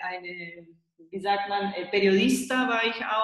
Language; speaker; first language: German; early bilingual, heritage; Spanish